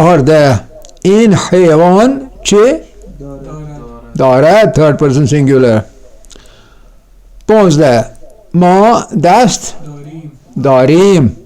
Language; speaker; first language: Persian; non-native, fluent; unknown